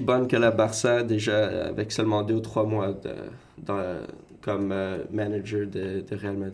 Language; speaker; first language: French; native; French